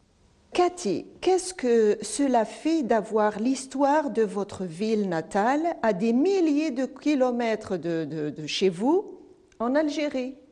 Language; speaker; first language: French; non-native, local second language; Arabic